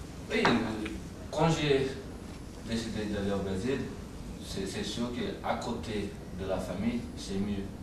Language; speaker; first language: French; non-native, learner; Portuguese